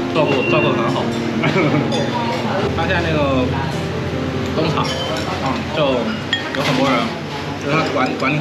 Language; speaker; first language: Chinese; early bilingual, heritage; Chinese